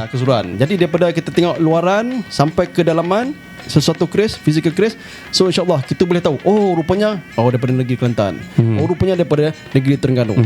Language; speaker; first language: Malay; native; Malay